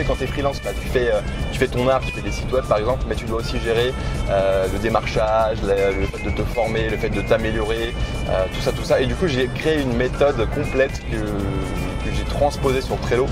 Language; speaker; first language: French; native; French